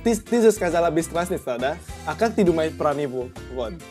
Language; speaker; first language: Russian; non-native, fluent; Indonesian